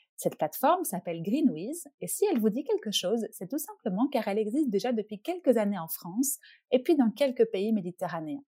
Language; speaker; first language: French; native; French